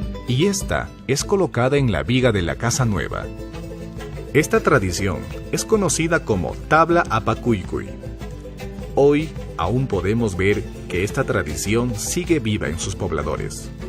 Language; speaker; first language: Spanish; native; Spanish